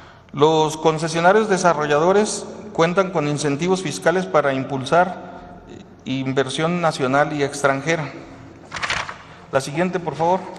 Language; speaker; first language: Spanish; native; Spanish